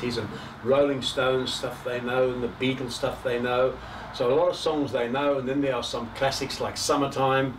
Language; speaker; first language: English; native; English